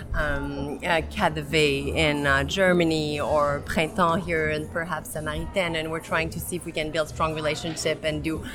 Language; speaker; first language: English; native; English